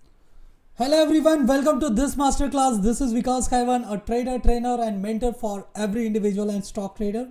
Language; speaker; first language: English; non-native, local second language; Hindi